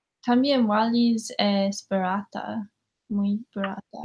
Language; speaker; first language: Spanish; non-native, learner; English